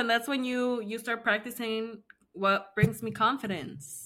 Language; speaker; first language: English; early bilingual, other home language; Spanish